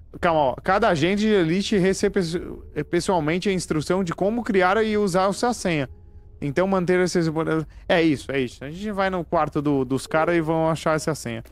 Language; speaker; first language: Portuguese; native; Portuguese